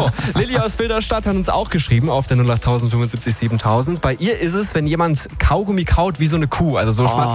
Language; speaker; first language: German; native; German